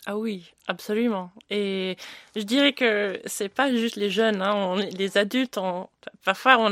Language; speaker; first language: French; non-native, local second language; English